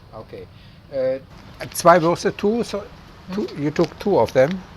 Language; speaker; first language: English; non-native, learner; German